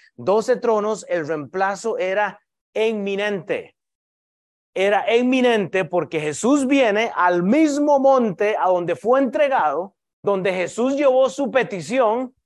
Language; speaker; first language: Spanish; native; Spanish